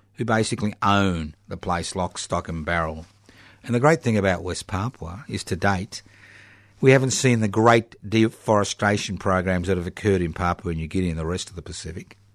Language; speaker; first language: English; native; English